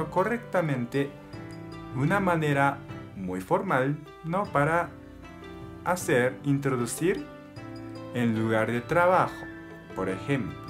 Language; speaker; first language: Spanish; non-native, learner; Japanese